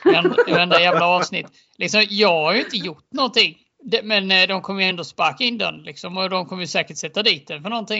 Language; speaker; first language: Swedish; native; Swedish